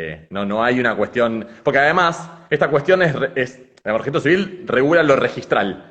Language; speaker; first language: Spanish; native; Spanish